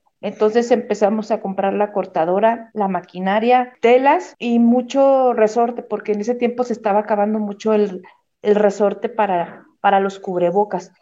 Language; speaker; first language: Spanish; native; Spanish